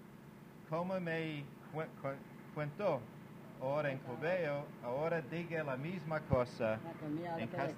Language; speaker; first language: Spanish; non-native, learner; English